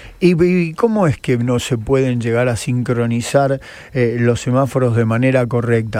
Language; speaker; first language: Spanish; native; Spanish